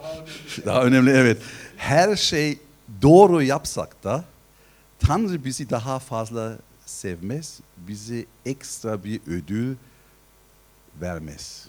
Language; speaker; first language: Turkish; non-native, fluent; German